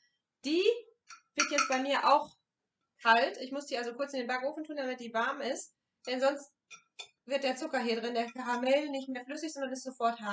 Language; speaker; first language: German; non-native, fluent; French